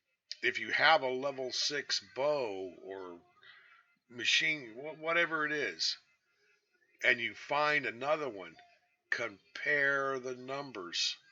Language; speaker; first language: English; native; English